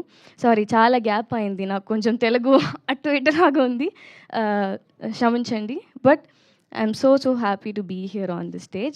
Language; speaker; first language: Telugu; non-native, learner; Tamil